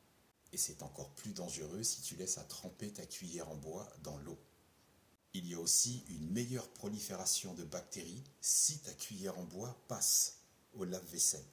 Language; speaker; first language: French; native; French